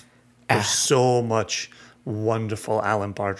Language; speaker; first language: English; native; English